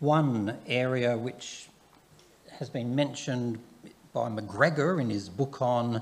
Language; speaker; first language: English; native; English